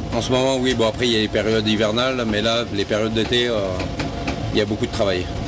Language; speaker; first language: French; native; French